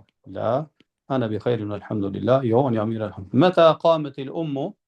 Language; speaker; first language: Arabic; non-native, fluent; Albanian